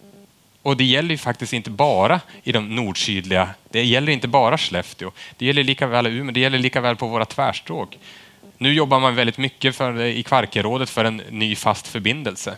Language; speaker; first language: Swedish; native; Swedish